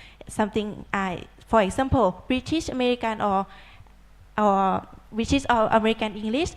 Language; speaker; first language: English; non-native, learner; Thai